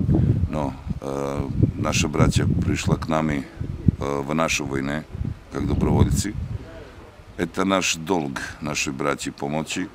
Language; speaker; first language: Russian; non-native, learner; Serbian